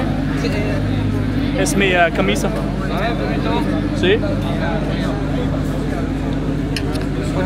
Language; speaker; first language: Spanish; non-native, learner; English